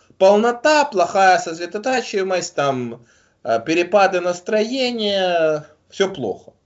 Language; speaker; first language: Russian; native; Russian